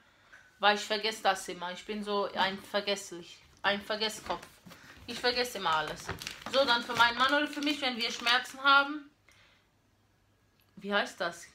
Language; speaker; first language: German; non-native, fluent; Portuguese